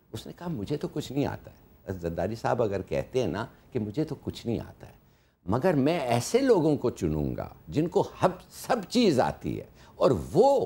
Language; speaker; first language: Urdu; native; Urdu